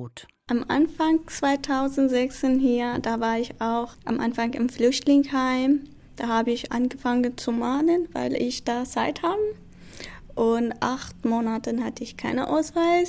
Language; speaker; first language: German; non-native, learner; Kurdish